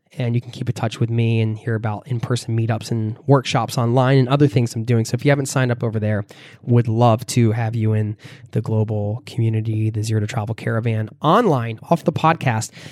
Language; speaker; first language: English; native; English